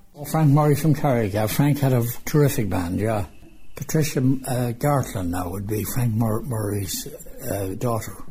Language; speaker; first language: English; native; English